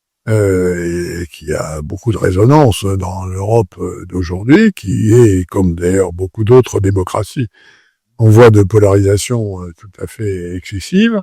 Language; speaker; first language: French; native; French